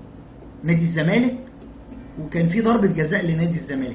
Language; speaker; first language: Arabic; native; Arabic